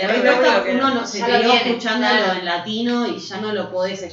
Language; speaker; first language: Spanish; native; Spanish